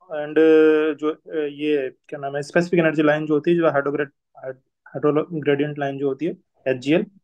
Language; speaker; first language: Hindi; native; Hindi